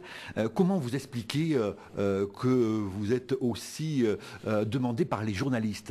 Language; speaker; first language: French; native; French